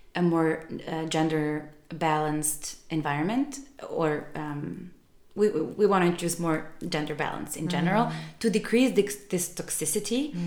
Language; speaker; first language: English; non-native, fluent; Serbian